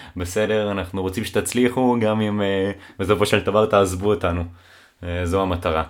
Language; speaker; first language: Hebrew; native; Hebrew